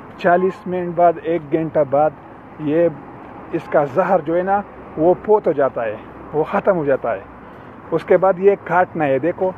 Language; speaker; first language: Hindi; non-native, local second language; Pashto